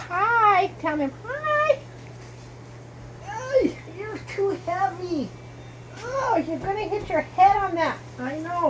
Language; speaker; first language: English; native; English